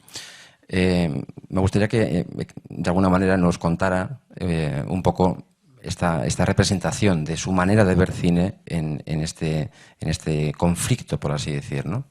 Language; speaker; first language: Spanish; native; Spanish